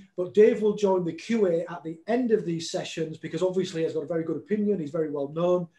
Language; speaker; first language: English; native; English